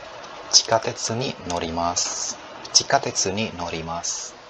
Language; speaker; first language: Japanese; non-native, fluent; Indonesian